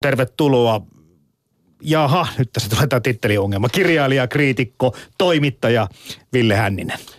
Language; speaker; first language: Finnish; native; Finnish